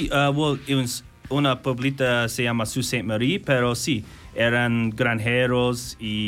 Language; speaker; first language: Spanish; non-native, learner; English